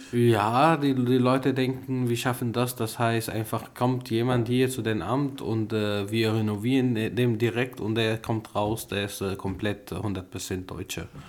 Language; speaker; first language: German; non-native, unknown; Arabic